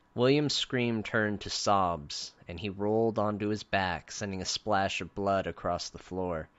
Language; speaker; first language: English; native; English